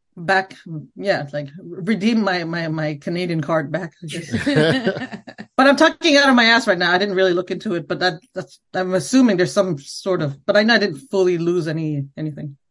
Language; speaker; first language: English; non-native, fluent; Khmer